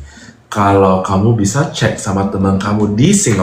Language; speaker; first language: Indonesian; non-native, fluent; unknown